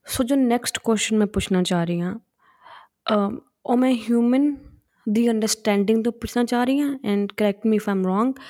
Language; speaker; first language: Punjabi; early bilingual, heritage; Punjabi